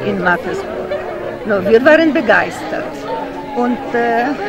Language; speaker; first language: German; non-native, learner; Polish